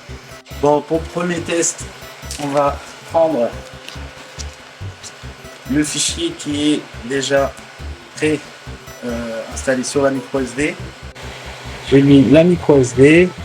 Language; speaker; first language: French; native; French